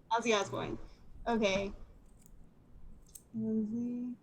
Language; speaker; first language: English; native; English